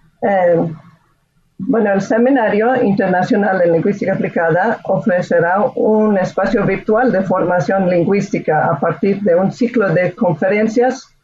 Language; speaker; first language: Spanish; non-native, fluent; English